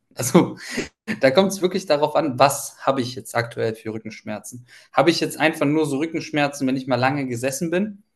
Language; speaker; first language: German; early bilingual, other home language; Ukrainian